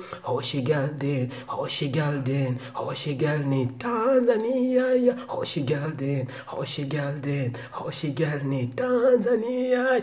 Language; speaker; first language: Turkish; non-native, learner; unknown